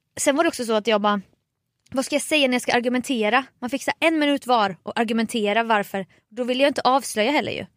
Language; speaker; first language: Swedish; native; Swedish